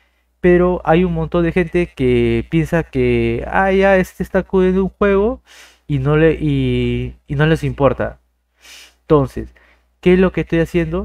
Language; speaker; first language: Spanish; native; Spanish